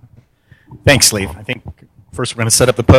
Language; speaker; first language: English; native; English